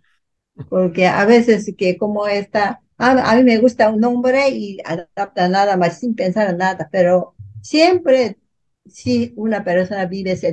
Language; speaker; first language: Spanish; non-native, learner; Korean